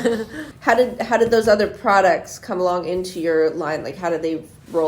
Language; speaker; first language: English; native; English